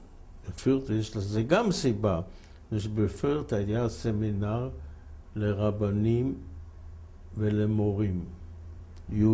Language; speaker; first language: Hebrew; non-native, fluent; German